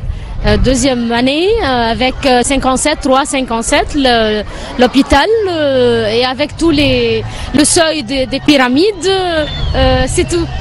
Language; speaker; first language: French; non-native, learner; Arabic